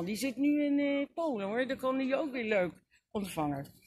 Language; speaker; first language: Dutch; native; Dutch